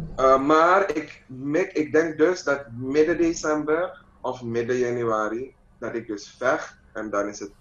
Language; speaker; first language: Dutch; native; Dutch